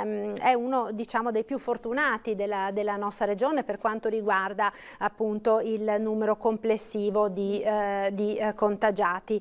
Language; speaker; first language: Italian; native; Italian